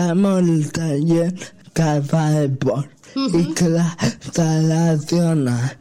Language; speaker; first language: Catalan; non-native, local second language; Spanish